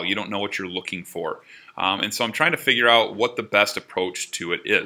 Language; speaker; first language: English; native; English